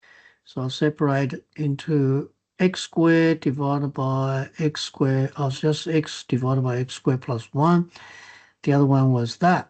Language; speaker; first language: English; non-native, fluent; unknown